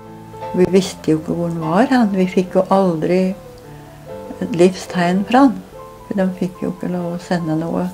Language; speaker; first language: Norwegian; native; Norwegian